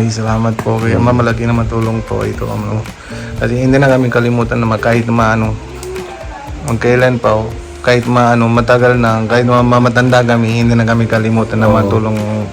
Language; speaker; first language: Filipino; non-native, learner; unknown